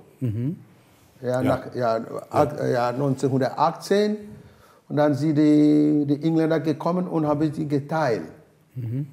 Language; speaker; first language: German; non-native, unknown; Ewe